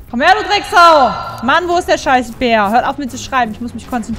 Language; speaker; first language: German; native; German